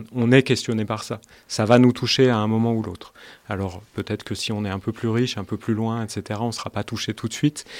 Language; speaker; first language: French; native; French